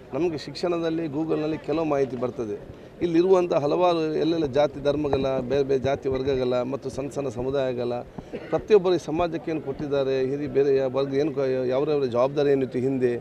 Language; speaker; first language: Kannada; non-native, local second language; Badaga